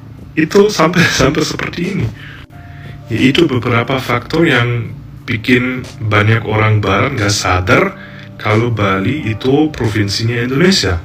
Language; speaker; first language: Indonesian; non-native, fluent; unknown